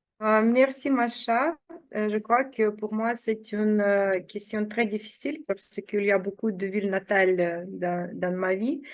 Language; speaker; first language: French; non-native, fluent; Russian